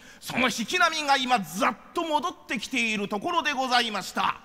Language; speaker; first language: Japanese; native; Japanese